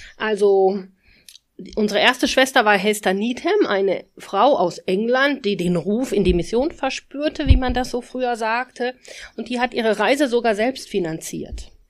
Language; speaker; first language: German; native; German